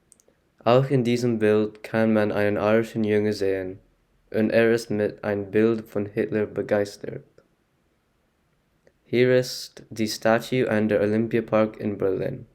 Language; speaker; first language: German; non-native, learner; English